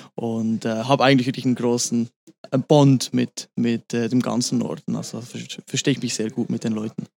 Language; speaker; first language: German; native; German